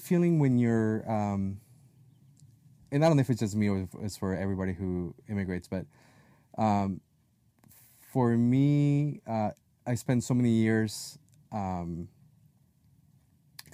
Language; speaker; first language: English; non-native, fluent; Spanish